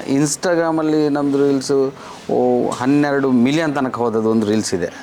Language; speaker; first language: Kannada; non-native, local second language; Tulu